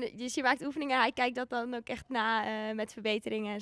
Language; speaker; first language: Dutch; native; Dutch